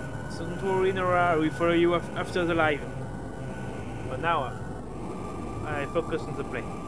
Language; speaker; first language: English; non-native, learner; French